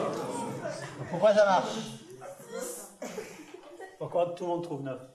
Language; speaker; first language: French; native; French